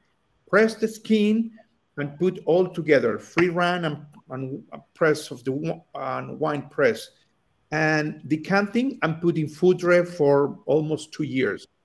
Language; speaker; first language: English; non-native, learner; Spanish